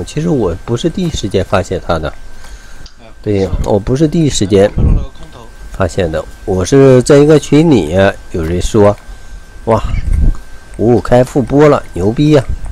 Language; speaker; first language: Chinese; native; Chinese